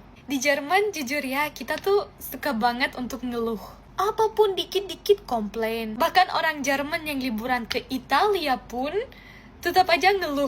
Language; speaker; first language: Indonesian; non-native, fluent; German